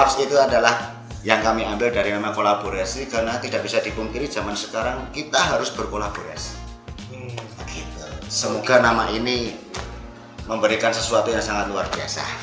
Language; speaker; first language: Indonesian; non-native, local second language; Javanese